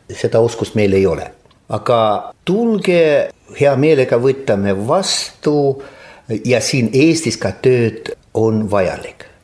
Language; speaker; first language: Estonian; non-native, local second language; Russian